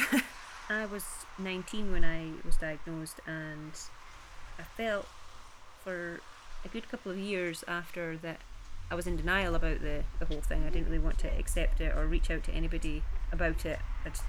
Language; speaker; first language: English; native; English